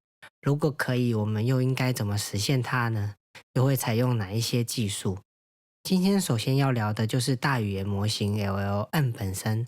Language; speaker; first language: Chinese; native; Chinese